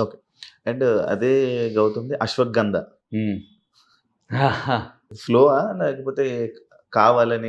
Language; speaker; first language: Telugu; native; Telugu